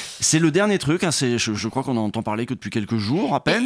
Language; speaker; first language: French; native; French